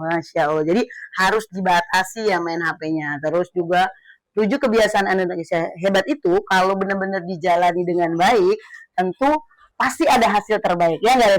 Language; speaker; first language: Indonesian; native; Indonesian